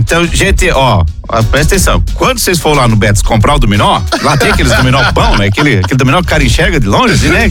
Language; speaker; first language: Portuguese; native; Portuguese